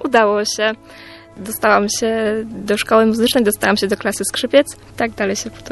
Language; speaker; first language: Polish; native; Polish